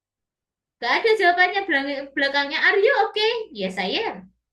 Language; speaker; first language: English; non-native, fluent; Indonesian